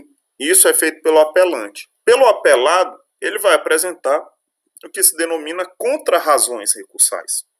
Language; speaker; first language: Portuguese; native; Portuguese